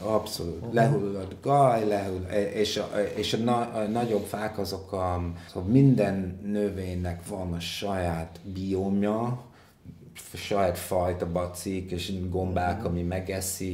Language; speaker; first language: Hungarian; non-native, fluent; English